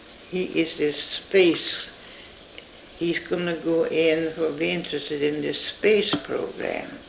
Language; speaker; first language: English; non-native, fluent; Swedish